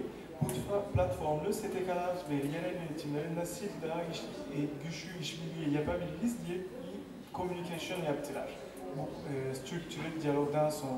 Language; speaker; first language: Turkish; non-native, fluent; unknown